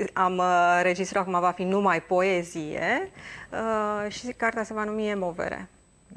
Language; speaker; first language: Romanian; native; Romanian